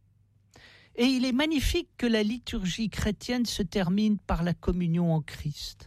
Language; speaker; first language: French; native; French